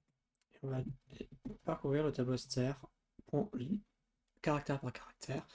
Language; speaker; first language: French; native; French